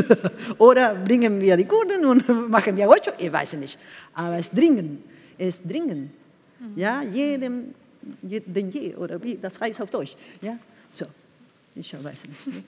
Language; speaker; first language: German; non-native, fluent; Spanish